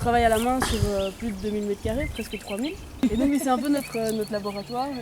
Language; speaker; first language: French; native; French